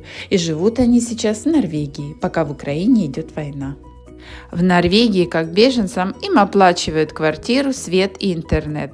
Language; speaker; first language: Russian; native; Russian